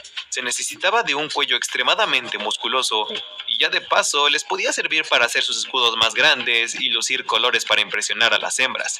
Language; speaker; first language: Spanish; native; Spanish